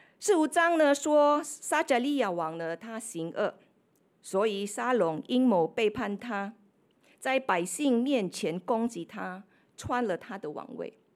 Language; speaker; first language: Chinese; non-native, fluent; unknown